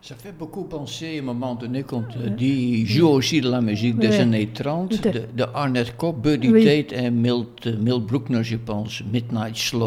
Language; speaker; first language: French; non-native, fluent; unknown